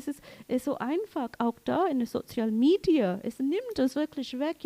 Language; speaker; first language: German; non-native, learner; English